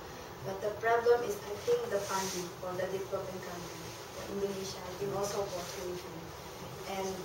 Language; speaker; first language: English; non-native, learner; Indonesian